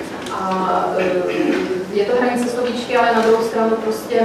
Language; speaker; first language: Czech; native; Czech